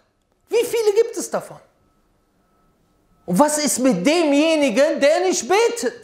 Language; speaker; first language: German; native; German